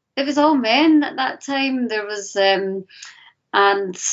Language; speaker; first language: English; native; English